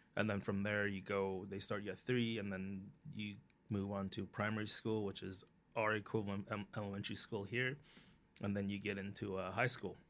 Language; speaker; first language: English; early bilingual, other home language; Cantonese